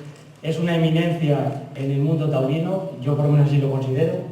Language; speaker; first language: Spanish; native; Spanish